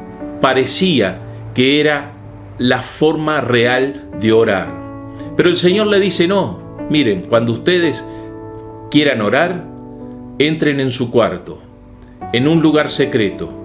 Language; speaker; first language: Spanish; native; Spanish